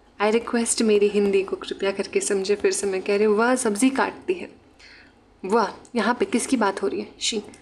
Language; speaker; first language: Hindi; non-native, local second language; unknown